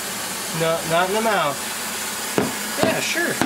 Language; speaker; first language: English; native; English